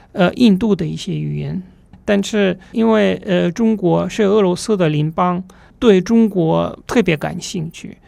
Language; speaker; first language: Chinese; non-native, fluent; Russian